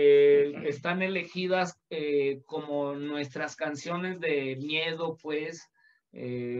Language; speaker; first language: Spanish; native; Spanish